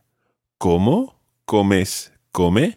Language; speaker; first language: Spanish; non-native, fluent; English